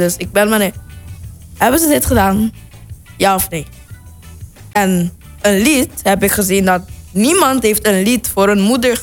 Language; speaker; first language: Dutch; non-native, local second language; Papiamento